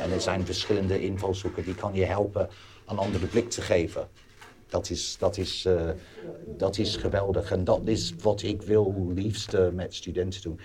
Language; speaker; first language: Dutch; non-native, fluent; English